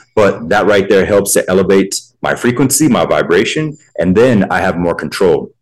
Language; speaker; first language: English; native; English